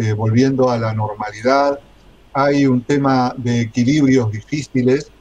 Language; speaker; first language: Spanish; native; Spanish